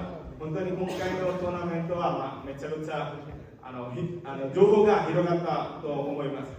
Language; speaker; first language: Japanese; non-native, fluent; Bangla